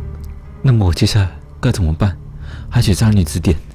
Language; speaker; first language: Chinese; native; Chinese